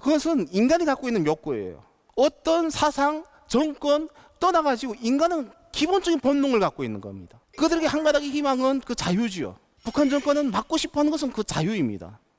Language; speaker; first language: Korean; native; Korean